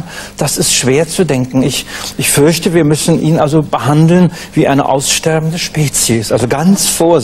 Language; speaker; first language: German; native; German